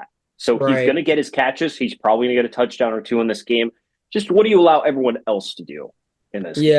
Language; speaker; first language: English; native; English